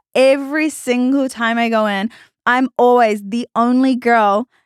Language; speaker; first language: English; native; English